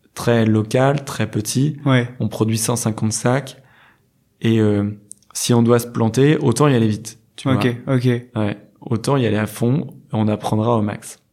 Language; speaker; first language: French; native; French